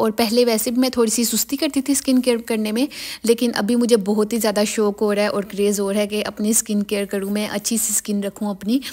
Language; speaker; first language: Urdu; native; Urdu